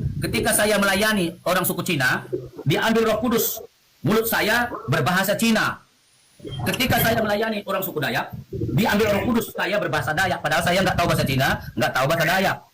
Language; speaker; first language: Indonesian; non-native, local second language; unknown